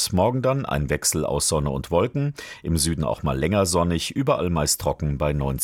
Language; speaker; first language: German; native; German